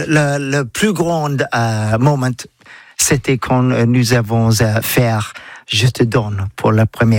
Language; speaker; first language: French; non-native, learner; English